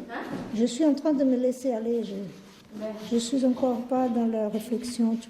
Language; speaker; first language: French; non-native, fluent; Portuguese